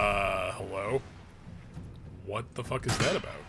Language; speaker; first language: English; native; English